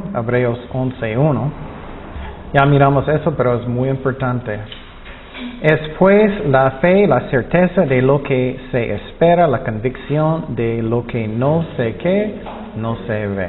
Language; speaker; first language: Spanish; non-native, fluent; English